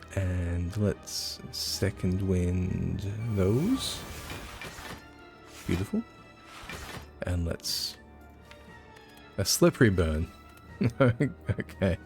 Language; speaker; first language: English; native; English